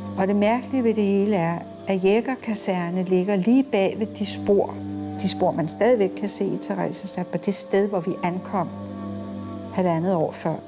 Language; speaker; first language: Danish; native; Danish